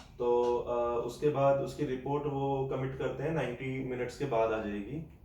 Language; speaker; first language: Hindi; native; Hindi